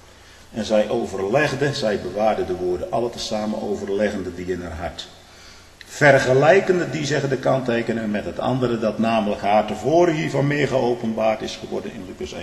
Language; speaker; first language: Dutch; native; Dutch